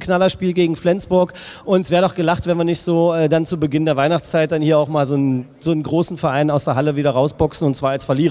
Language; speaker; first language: German; native; German